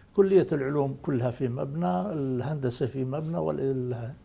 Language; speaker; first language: Arabic; native; Arabic